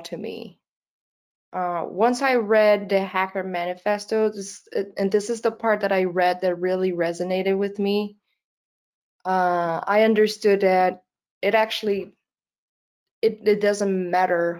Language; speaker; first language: English; non-native, fluent; Portuguese